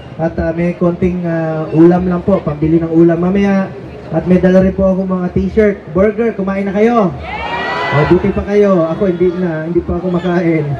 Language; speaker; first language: Filipino; non-native, local second language; Cebuano